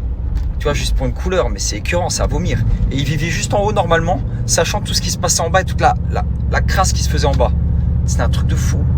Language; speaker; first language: French; native; French